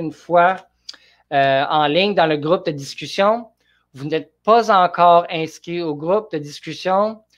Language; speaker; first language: French; non-native, learner; English